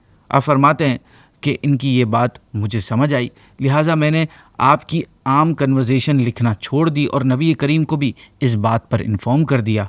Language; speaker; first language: Urdu; native; Urdu